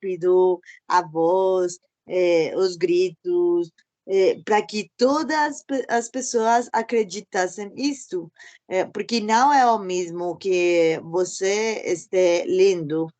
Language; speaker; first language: Portuguese; non-native, learner; Spanish